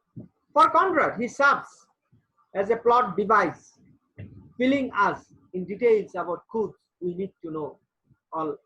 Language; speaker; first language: English; non-native, local second language; Bangla